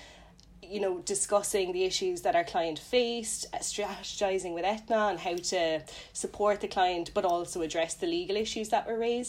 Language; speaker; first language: English; native; English